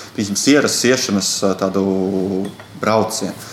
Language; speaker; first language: Latvian; native; Latvian